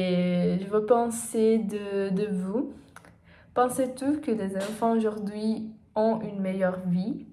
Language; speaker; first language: French; non-native, learner; Portuguese